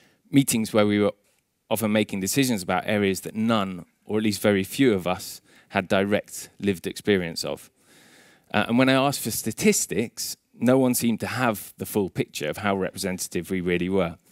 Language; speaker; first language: English; native; English